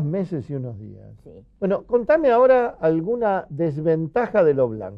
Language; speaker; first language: Spanish; native; Spanish